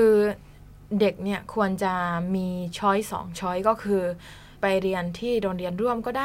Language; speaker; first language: Thai; non-native, fluent; Japanese